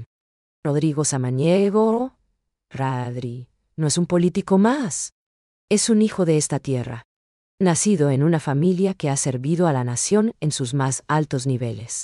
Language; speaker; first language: Spanish; native; Spanish